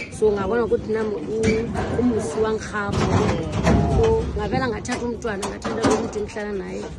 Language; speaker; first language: Zulu; non-native, local second language; Southern Sotho